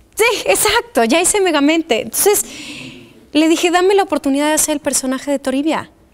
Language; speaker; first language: Spanish; early bilingual, other home language; Polish